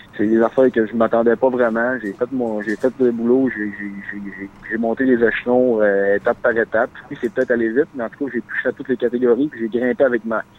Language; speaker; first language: French; native; French